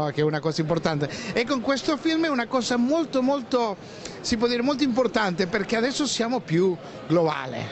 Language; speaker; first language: Italian; non-native, fluent; Spanish